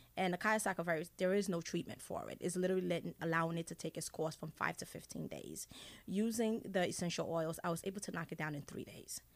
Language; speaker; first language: English; early bilingual, other home language; Haitian Creole